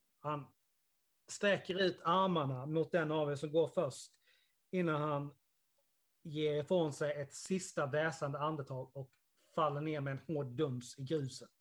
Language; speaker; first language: Swedish; native; Swedish